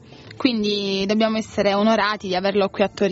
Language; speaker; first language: Italian; native; Italian